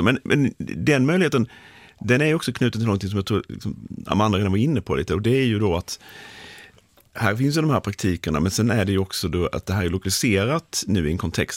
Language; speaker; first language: Swedish; native; Swedish